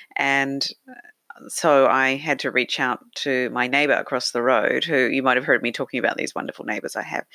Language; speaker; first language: English; native; English